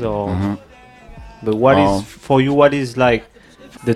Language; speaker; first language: English; non-native, fluent; French